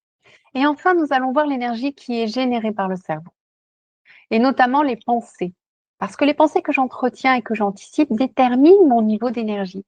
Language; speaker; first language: French; native; French